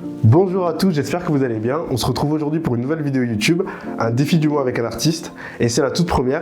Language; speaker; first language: French; native; French